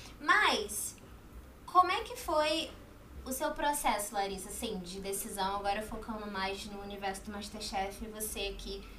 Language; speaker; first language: Portuguese; native; Portuguese